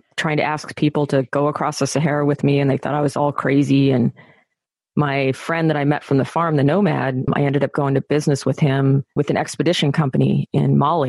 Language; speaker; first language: English; native; English